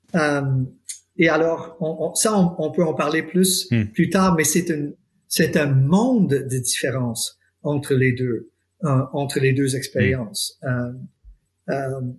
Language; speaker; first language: French; non-native, fluent; English